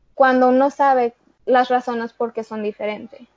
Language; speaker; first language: Spanish; early bilingual, heritage; Spanish